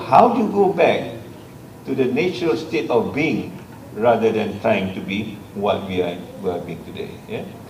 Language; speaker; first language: English; non-native, local second language; Malay